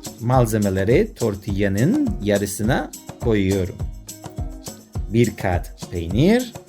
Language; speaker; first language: Turkish; non-native, learner; Spanish